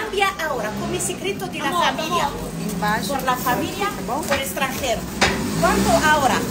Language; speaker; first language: Spanish; non-native, learner; Arabic